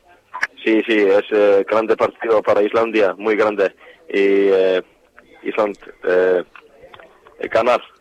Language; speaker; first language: Spanish; non-native, learner; Icelandic